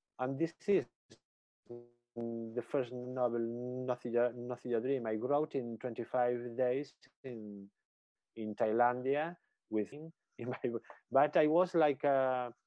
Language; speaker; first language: English; non-native, learner; Spanish